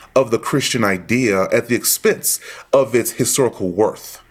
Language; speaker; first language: English; native; English